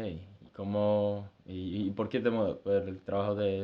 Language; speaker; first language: Spanish; early bilingual, heritage; Spanish